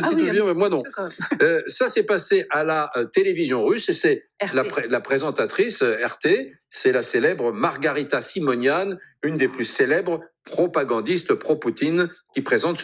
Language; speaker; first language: French; native; French